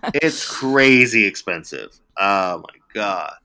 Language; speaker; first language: English; early bilingual, other home language; Italian